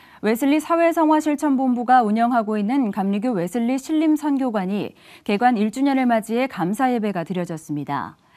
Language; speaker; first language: Korean; native; Korean